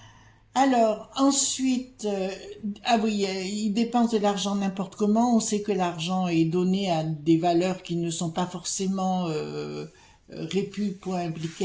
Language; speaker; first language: French; native; French